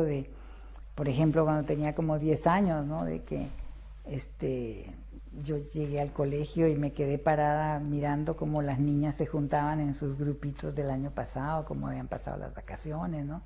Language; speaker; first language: Spanish; early bilingual, other home language; Russian